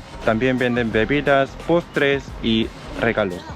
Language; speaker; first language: Spanish; non-native, fluent; Korean